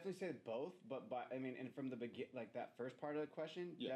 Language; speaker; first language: English; native; English